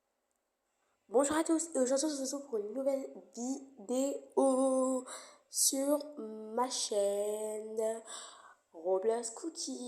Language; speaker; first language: French; native; French